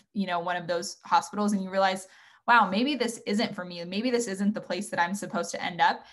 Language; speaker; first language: English; native; English